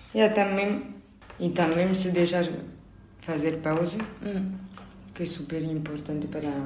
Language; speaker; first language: Portuguese; non-native, learner; Spanish